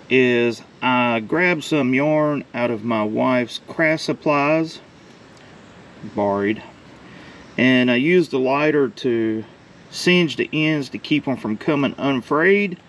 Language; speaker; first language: English; native; English